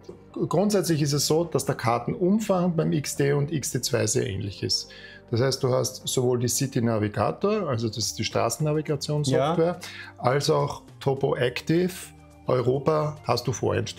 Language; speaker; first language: German; native; German